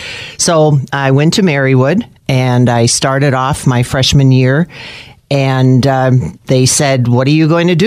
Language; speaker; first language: English; native; English